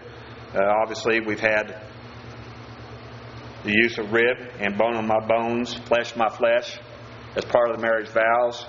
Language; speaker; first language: English; native; English